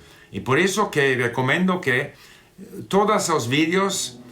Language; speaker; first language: Portuguese; non-native, fluent; English